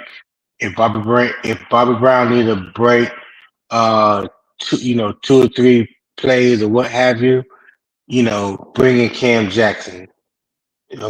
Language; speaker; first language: English; native; English